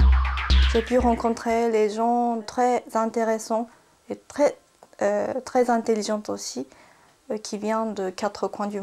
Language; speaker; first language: French; non-native, fluent; Japanese